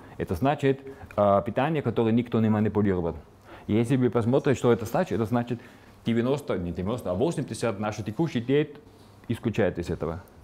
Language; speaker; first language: Russian; non-native, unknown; Slovenian